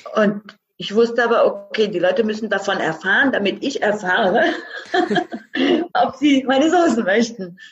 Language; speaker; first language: German; non-native, fluent; Croatian